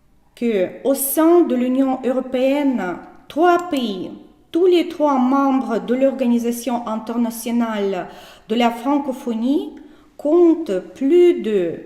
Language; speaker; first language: French; non-native, fluent; Russian